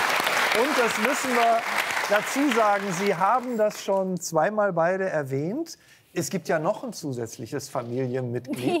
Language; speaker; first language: German; native; German